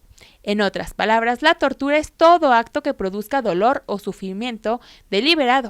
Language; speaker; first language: Spanish; native; Spanish